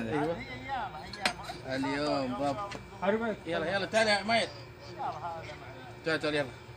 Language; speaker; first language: Arabic; native; Arabic